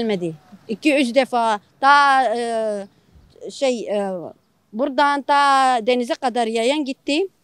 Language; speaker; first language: Turkish; non-native, local second language; Arabic